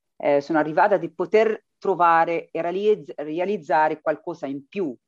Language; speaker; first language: Italian; non-native, fluent; Arabic